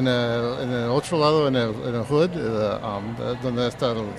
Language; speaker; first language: Spanish; early bilingual, heritage; English